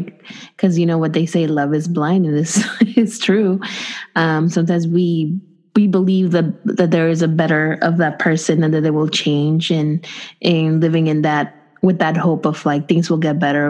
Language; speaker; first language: English; non-native, fluent; Spanish